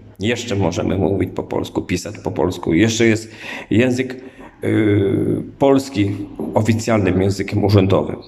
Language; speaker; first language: Polish; native; Polish